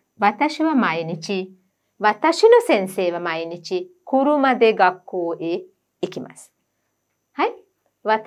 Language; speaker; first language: Japanese; non-native, fluent; Sinhala